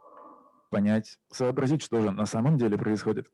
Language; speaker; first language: Russian; native; Russian